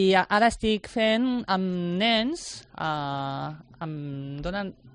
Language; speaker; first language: Catalan; non-native, learner; Japanese